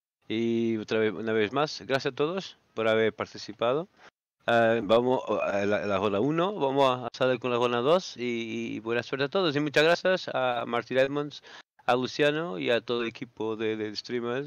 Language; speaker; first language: Spanish; native; Spanish